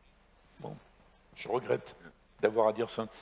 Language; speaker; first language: French; native; French